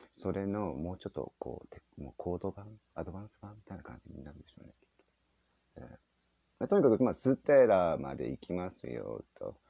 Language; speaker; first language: Japanese; native; Japanese